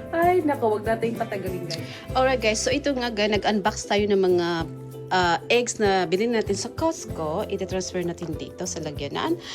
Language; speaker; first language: Filipino; native; Filipino